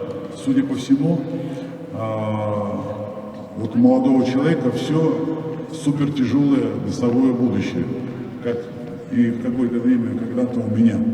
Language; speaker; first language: Russian; native; Russian